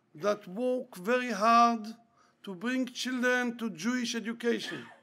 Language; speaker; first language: English; non-native, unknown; Hebrew